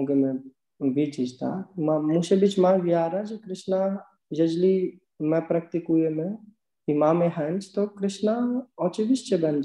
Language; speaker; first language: Polish; non-native, learner; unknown